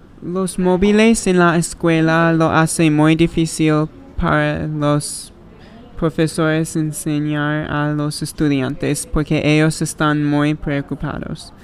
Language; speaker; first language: Spanish; non-native, learner; English